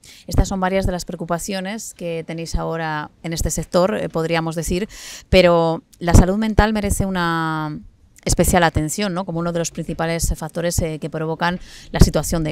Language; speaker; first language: Spanish; native; Spanish